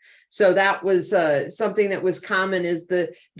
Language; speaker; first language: English; native; English